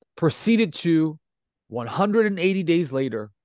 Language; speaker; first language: English; non-native, fluent; Italian